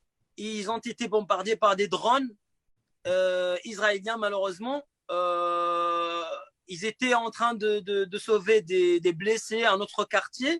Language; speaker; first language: French; non-native, fluent; Arabic